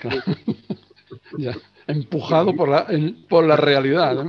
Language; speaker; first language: Spanish; native; Spanish